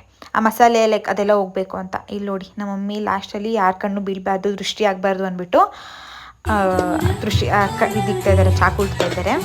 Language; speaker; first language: Kannada; native; Kannada